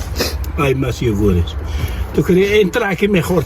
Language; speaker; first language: Spanish; non-native, learner; Arabic